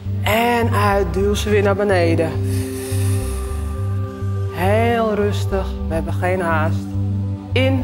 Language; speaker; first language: Dutch; native; Dutch